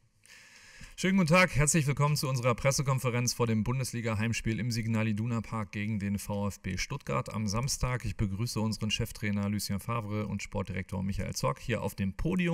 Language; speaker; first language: German; native; German